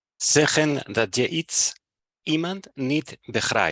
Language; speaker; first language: Dutch; non-native, learner; Spanish